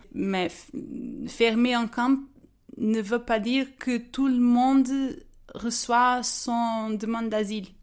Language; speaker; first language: French; non-native, fluent; Portuguese